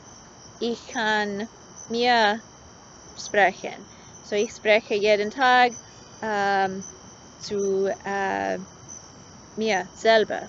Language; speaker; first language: German; non-native, learner; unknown